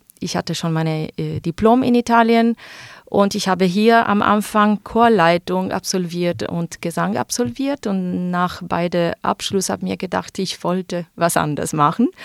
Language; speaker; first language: German; non-native, fluent; Italian